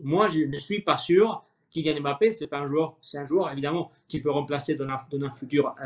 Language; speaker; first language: French; non-native, fluent; Spanish